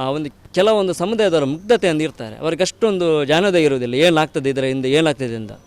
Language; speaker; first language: Kannada; native; Kannada